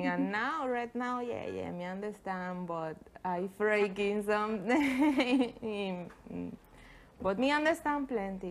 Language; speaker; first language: English; non-native, learner; Spanish